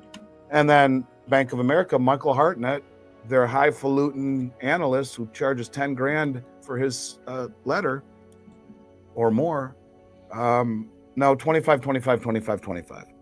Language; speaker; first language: English; native; English